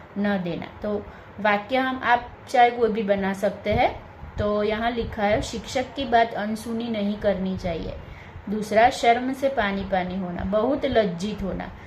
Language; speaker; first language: Hindi; non-native, local second language; Gujarati